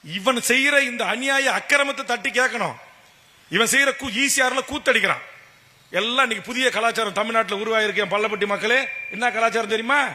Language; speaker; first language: Tamil; native; Tamil